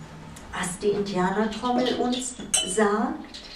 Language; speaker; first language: German; native; German